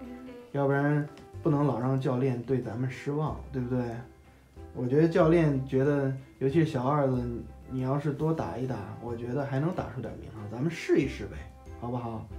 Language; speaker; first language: Chinese; native; Chinese